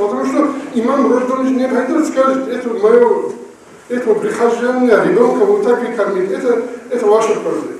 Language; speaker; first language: Russian; non-native, local second language; Avaric